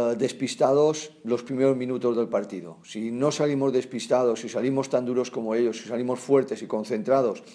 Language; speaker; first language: Spanish; non-native, local second language; Catalan